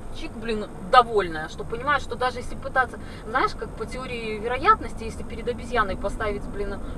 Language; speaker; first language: Russian; native; Russian